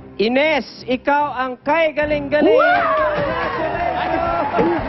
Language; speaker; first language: Filipino; native; Filipino